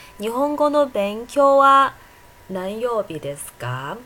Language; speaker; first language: Japanese; non-native, fluent; Chinese